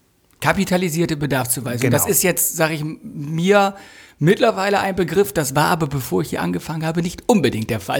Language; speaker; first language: German; native; German